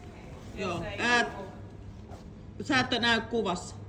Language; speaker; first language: Finnish; native; Finnish